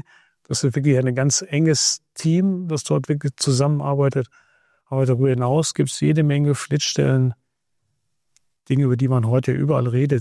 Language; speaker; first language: German; native; German